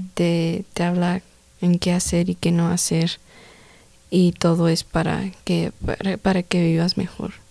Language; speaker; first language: Spanish; early bilingual, heritage; Spanish